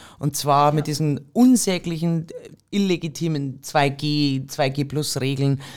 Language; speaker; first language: German; native; German